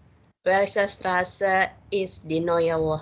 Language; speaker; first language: German; non-native, learner; Indonesian